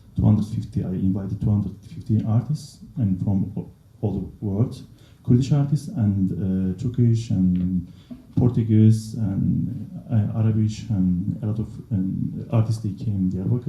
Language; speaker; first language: English; non-native, learner; Kurdish